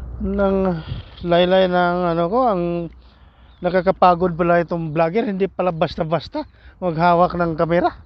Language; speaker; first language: Filipino; non-native, local second language; Hiligaynon